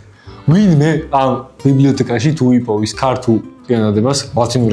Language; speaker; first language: Georgian; native; Georgian